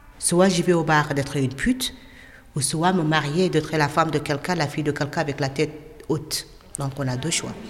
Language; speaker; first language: French; non-native, fluent; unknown